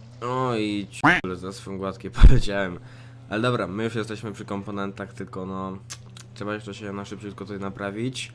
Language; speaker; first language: Polish; native; Polish